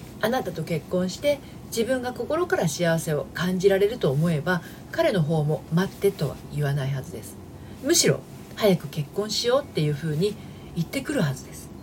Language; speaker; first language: Japanese; native; Japanese